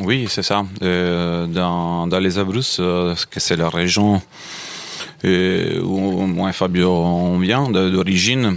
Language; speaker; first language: French; non-native, fluent; Italian